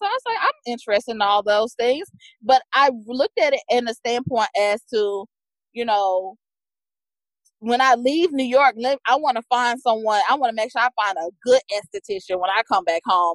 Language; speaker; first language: English; native; English